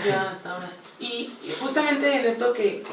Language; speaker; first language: Spanish; native; Spanish